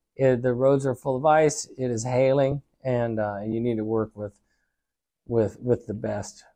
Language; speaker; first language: English; native; English